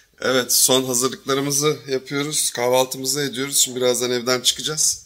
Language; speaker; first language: Turkish; native; Turkish